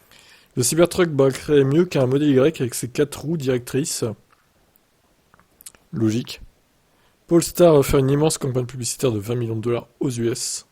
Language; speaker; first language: French; native; French